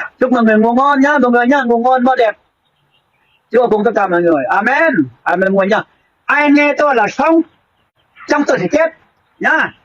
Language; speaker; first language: Vietnamese; non-native, local second language; Jarai